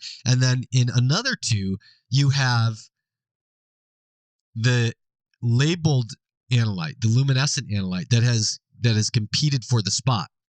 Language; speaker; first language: English; native; English